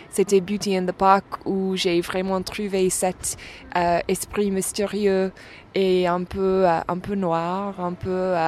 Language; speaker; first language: French; non-native, fluent; English